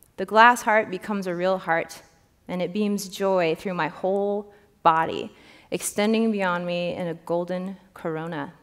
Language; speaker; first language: English; native; English